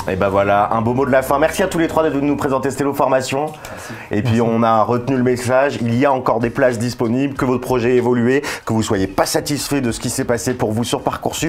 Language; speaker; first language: French; native; French